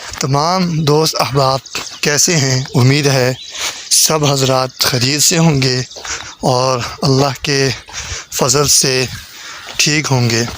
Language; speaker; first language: Urdu; non-native, local second language; Northern Hindko